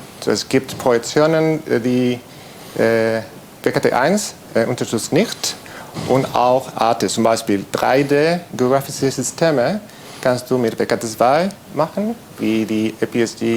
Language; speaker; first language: German; non-native, fluent; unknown